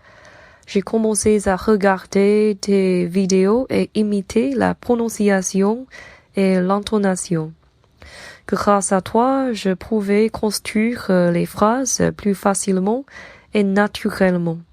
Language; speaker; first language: French; non-native, learner; Chinese